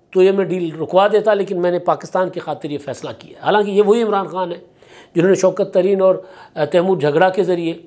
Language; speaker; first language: Urdu; non-native, local second language; Sindhi